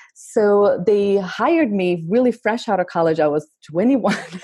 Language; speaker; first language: English; non-native, fluent; Portuguese